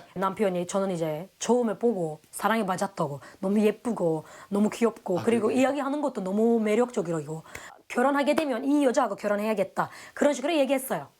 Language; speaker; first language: Korean; non-native, fluent; Turkish